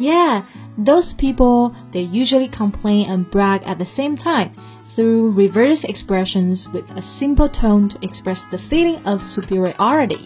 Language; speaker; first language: English; non-native, fluent; Chinese